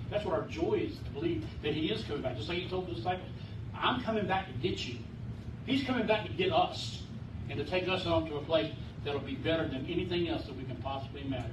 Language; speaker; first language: English; native; English